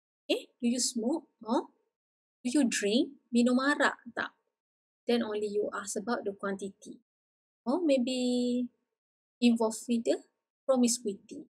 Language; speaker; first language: English; non-native, local second language; Malay